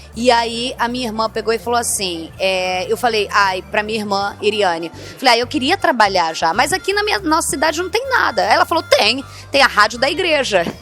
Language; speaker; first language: Portuguese; native; Portuguese